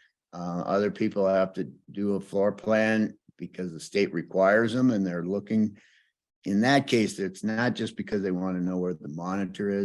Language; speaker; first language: English; native; English